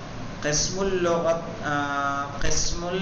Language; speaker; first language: Arabic; non-native, fluent; Urdu